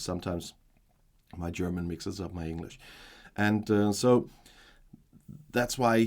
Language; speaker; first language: English; non-native, fluent; German